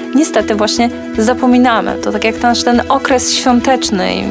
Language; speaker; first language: Polish; native; Polish